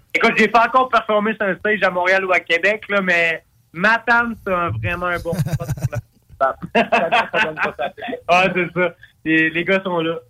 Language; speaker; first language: French; native; French